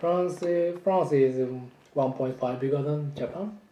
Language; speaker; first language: English; non-native, fluent; Japanese